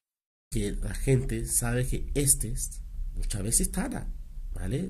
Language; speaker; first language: Spanish; non-native, learner; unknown